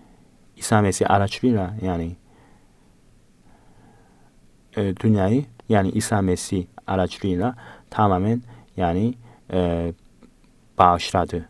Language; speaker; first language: Turkish; non-native, fluent; Korean